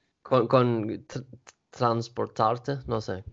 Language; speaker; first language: Italian; non-native, learner; Swedish